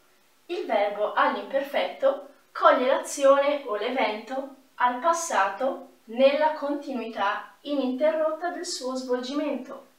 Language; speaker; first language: Italian; non-native, fluent; Portuguese